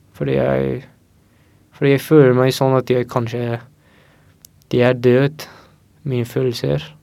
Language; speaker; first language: Norwegian; non-native, fluent; Persian